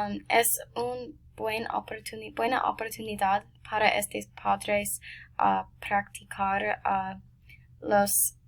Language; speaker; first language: Spanish; non-native, learner; English